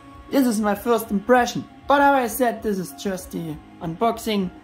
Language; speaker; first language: English; non-native, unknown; German